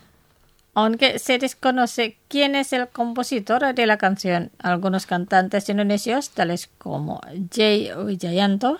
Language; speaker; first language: Spanish; non-native, fluent; Indonesian